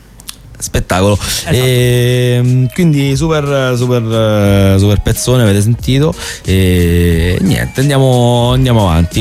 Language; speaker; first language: Italian; native; Italian